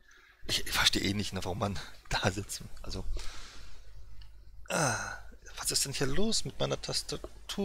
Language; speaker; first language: German; native; German